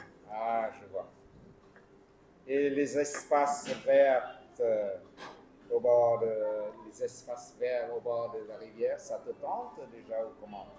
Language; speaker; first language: French; non-native, fluent; Vietnamese